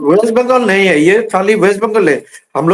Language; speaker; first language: Hindi; non-native, learner; Bangla